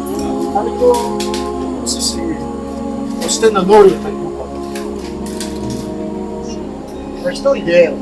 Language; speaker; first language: Japanese; native; Japanese